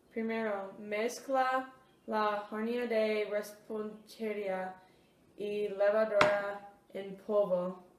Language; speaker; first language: Spanish; non-native, learner; English